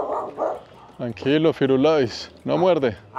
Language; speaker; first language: Spanish; native; Spanish